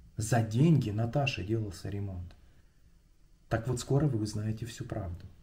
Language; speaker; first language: Russian; non-native, local second language; Ukrainian